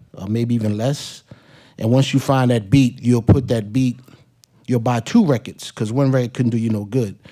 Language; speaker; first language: English; native; English